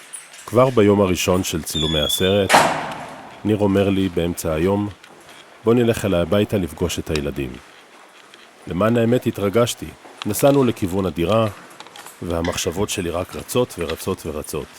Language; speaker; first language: Hebrew; native; Hebrew